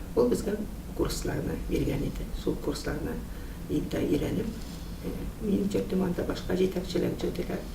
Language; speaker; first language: Tatar; early bilingual, heritage; Tatar